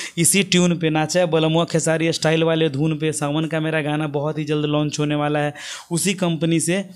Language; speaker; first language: Hindi; non-native, local second language; Bhojpuri